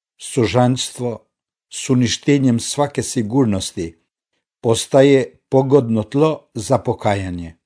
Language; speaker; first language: Croatian; non-native, fluent; Albanian